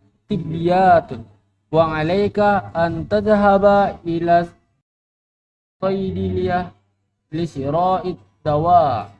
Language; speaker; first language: Arabic; non-native, learner; Indonesian